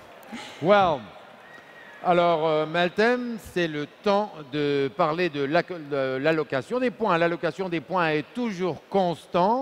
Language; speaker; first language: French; non-native, fluent; Turkish